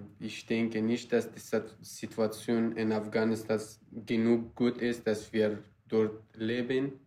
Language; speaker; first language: German; non-native, learner; Persian